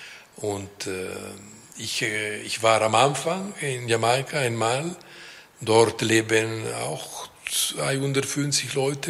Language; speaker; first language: German; non-native, fluent; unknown